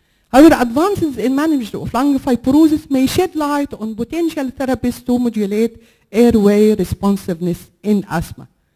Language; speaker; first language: English; non-native, fluent; Arabic